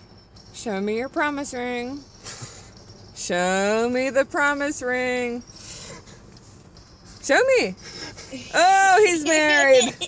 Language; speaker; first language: English; native; English